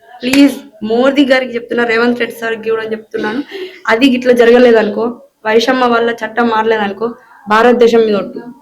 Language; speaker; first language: Telugu; native; Telugu